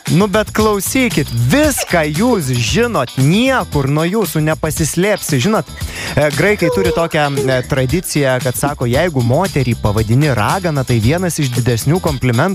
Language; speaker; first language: Lithuanian; native; Lithuanian